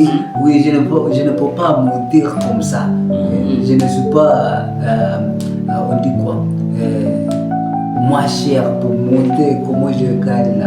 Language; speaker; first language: French; non-native, learner; Kalenjin